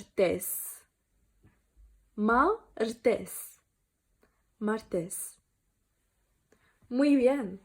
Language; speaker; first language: Spanish; non-native, learner; Arabic